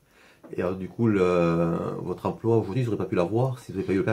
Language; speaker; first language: French; native; French